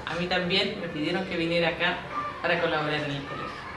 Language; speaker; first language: Spanish; native; Spanish